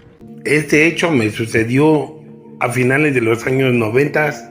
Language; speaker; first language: Spanish; native; Spanish